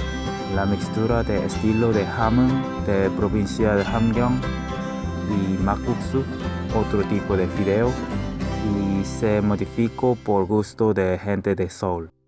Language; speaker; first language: Spanish; non-native, learner; Korean